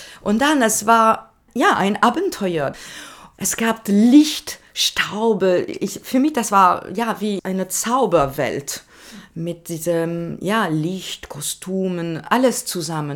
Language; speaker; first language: German; non-native, learner; French